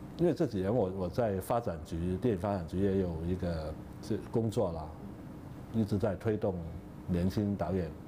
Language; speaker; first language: Chinese; non-native, local second language; Cantonese